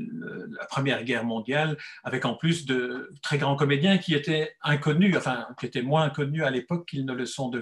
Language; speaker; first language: French; native; French